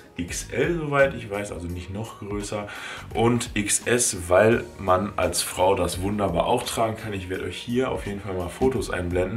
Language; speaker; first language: German; native; German